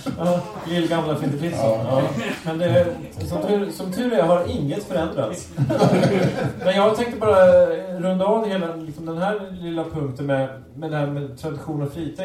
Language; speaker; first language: Swedish; native; Swedish